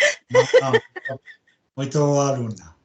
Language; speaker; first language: Portuguese; non-native, learner; Spanish